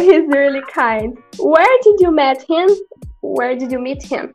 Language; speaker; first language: English; non-native, learner; Portuguese